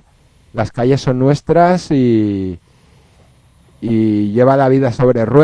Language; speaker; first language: Spanish; native; Spanish